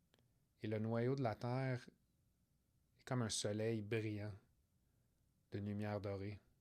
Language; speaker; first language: French; native; French